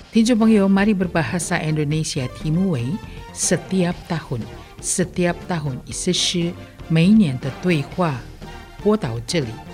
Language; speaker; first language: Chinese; early bilingual, heritage; Chinese